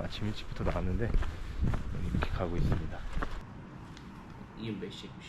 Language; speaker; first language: Korean; native; Korean